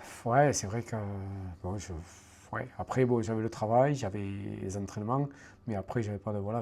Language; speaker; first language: French; native; French